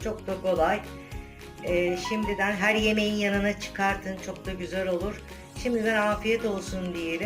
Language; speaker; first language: Turkish; native; Turkish